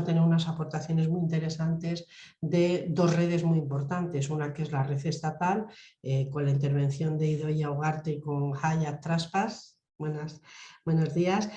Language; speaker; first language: Spanish; native; Spanish